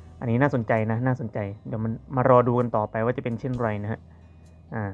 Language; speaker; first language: Thai; native; Thai